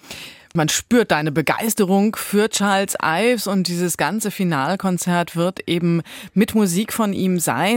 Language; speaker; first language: German; native; German